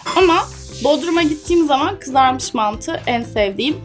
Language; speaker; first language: Turkish; non-native, fluent; Russian